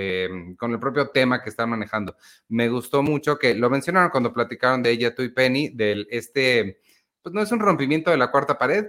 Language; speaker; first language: Spanish; native; Spanish